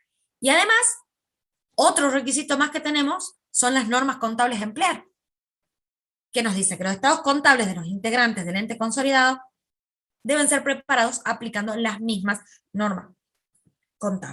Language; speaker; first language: Spanish; native; Spanish